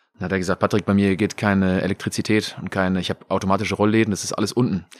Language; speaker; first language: German; native; German